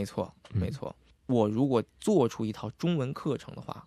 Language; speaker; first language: Chinese; native; Chinese